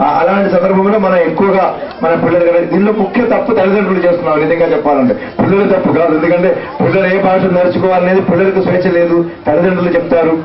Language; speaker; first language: Telugu; non-native, fluent; Malayalam